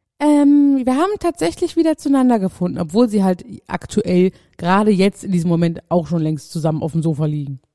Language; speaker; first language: German; native; German